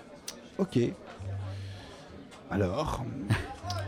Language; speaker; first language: French; native; French